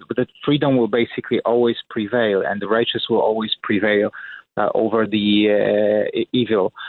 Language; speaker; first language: English; non-native, fluent; Polish